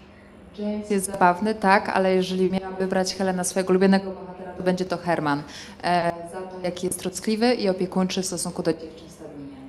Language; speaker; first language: Polish; native; Polish